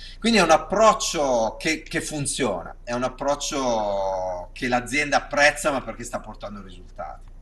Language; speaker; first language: Italian; native; Italian